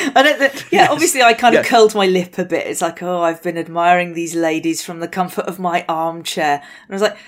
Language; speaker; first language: English; native; English